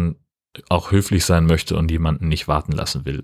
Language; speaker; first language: German; native; German